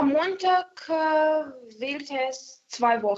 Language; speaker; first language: German; non-native, learner; Ukrainian